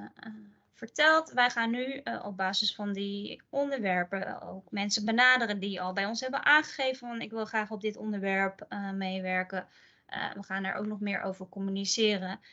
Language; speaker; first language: Dutch; native; Dutch